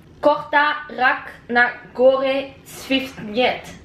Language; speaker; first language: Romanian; non-native, learner; Dutch